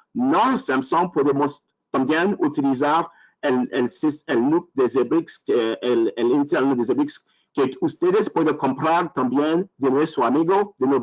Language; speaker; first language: Spanish; non-native, learner; French